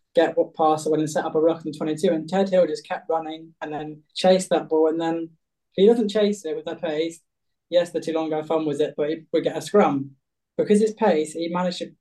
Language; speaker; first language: English; native; English